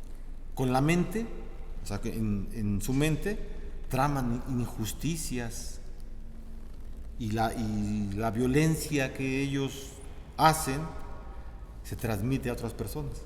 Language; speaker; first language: Spanish; native; Spanish